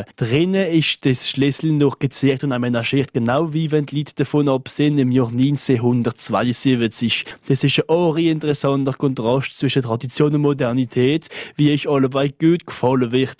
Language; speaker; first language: German; non-native, fluent; French